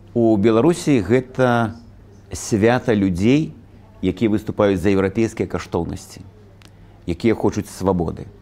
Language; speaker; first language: Belarusian; native; Belarusian